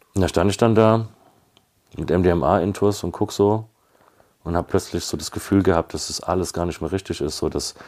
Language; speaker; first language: German; native; German